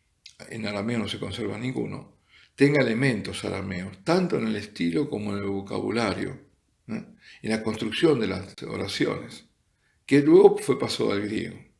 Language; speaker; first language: Spanish; native; Spanish